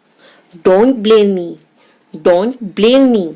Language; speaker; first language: English; non-native, local second language; Hindi